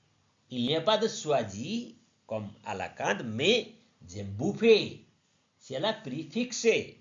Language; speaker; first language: French; non-native, learner; Nepali